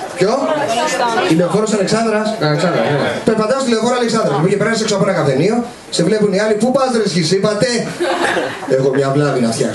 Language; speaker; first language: Greek; native; Greek